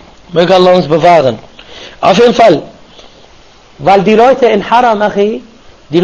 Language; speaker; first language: German; non-native, fluent; Arabic